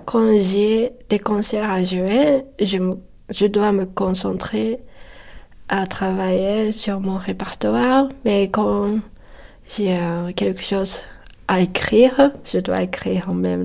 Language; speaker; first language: French; non-native, fluent; Japanese